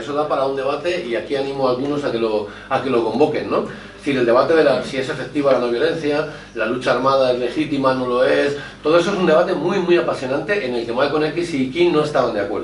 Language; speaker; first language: Spanish; native; Spanish